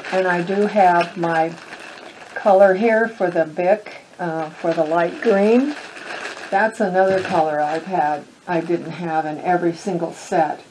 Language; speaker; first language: English; native; English